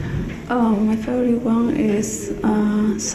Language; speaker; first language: English; non-native, learner; Spanish